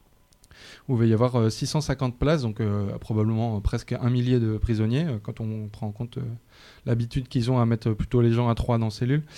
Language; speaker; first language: French; native; French